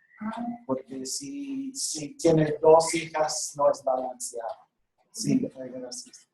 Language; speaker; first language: Spanish; non-native, fluent; English